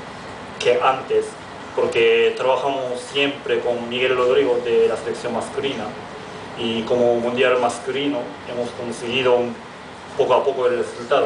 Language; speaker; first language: Spanish; non-native, fluent; Japanese